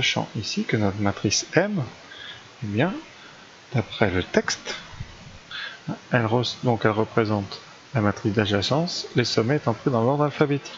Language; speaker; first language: French; native; French